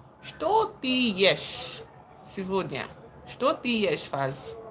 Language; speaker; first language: Russian; non-native, learner; English